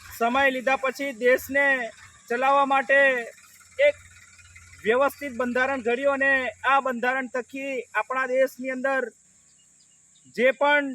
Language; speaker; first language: Gujarati; non-native, local second language; Rathawi